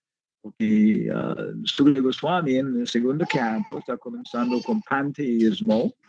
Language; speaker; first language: Spanish; non-native, learner; English